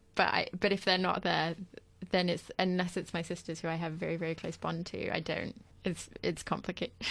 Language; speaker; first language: English; native; English